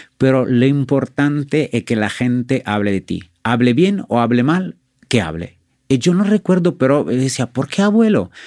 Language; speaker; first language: Spanish; non-native, fluent; Italian